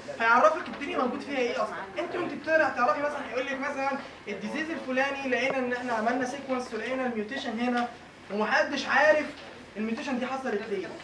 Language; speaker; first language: Arabic; native; Arabic